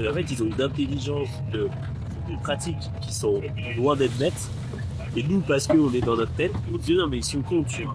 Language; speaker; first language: French; native; French